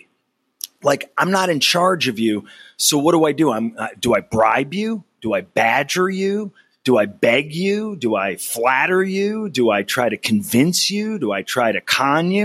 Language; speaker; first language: English; native; English